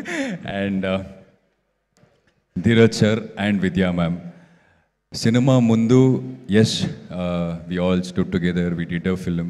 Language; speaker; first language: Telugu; non-native, local second language; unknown